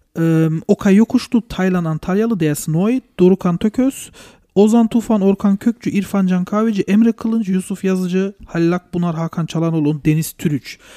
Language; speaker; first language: German; early bilingual, other home language; Turkish